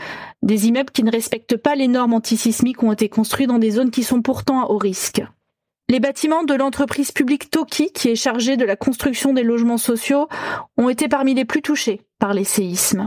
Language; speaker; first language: French; native; French